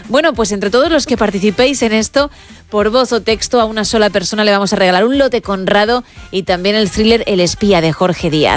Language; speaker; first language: Spanish; native; Spanish